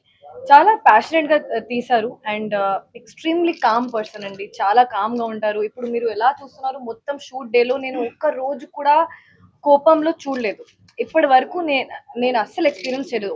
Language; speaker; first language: Telugu; non-native, fluent; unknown